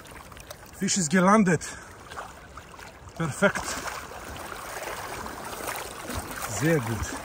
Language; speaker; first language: German; non-native, learner; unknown